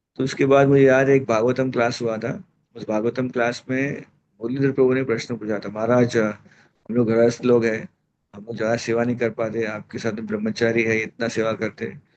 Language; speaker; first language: Hindi; non-native, local second language; Marathi